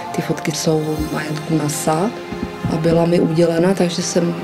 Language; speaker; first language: English; non-native, fluent; Serbian